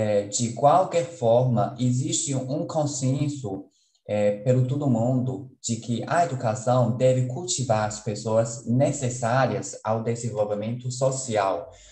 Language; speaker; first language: Portuguese; non-native, fluent; Chinese